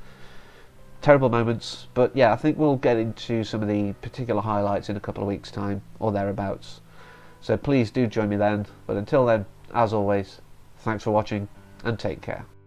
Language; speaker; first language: English; native; English